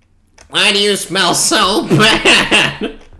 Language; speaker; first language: English; native; English